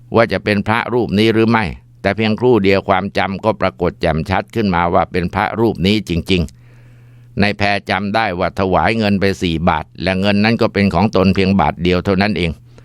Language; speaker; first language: Thai; native; Thai